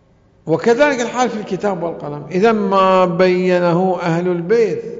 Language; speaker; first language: Arabic; native; Arabic